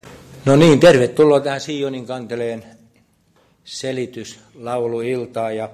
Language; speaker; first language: Finnish; native; Finnish